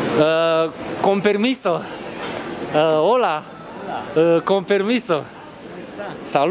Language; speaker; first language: Spanish; non-native, learner; Romanian